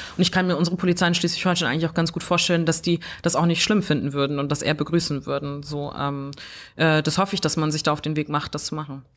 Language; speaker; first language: German; early bilingual, other home language; French